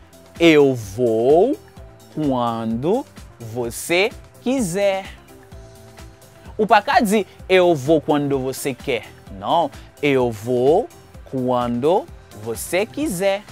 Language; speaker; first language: Portuguese; non-native, fluent; Haitian Creole